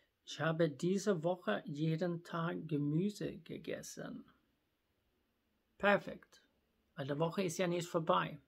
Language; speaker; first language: German; non-native, fluent; Swedish